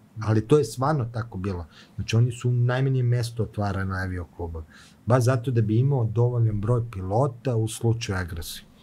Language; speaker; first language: Serbian; native; Serbian